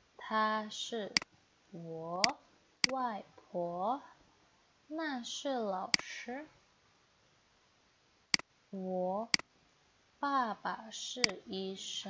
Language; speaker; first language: Chinese; non-native, fluent; Indonesian